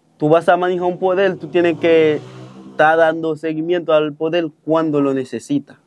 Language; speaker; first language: Spanish; non-native, fluent; Haitian Creole